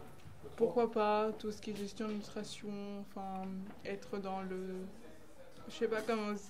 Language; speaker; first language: French; native; French